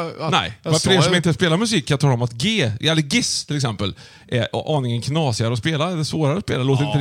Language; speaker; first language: Swedish; native; Swedish